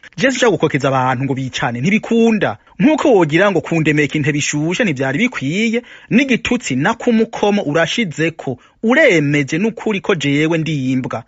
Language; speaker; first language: Rundi; native; Rundi